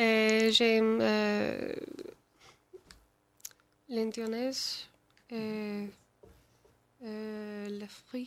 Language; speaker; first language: French; non-native, learner; English